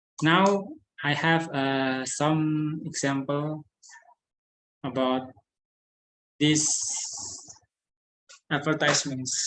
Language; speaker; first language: English; non-native, learner; Indonesian